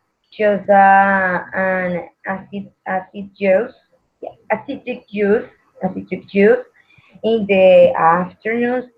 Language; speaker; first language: English; non-native, learner; Spanish